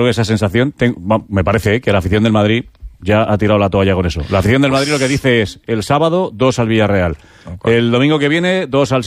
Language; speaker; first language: Spanish; native; Spanish